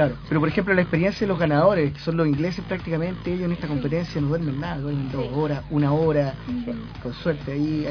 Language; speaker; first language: Spanish; native; Spanish